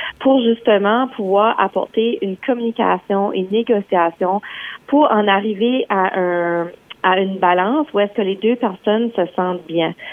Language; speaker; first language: French; native; French